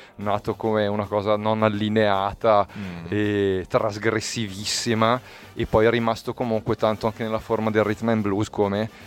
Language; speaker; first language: Italian; native; Italian